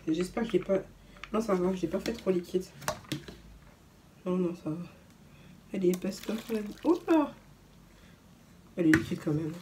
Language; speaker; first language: French; native; French